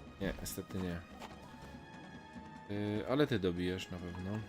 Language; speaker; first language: Polish; native; Polish